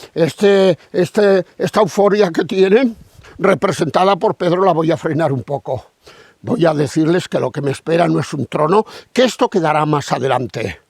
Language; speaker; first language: Spanish; native; Spanish